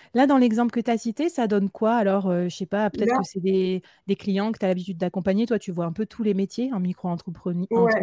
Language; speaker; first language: French; native; French